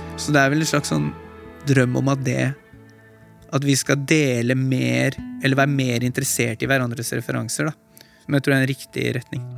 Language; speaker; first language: Norwegian; early bilingual, other home language; Gujarati